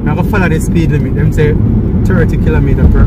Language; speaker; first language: English; native; English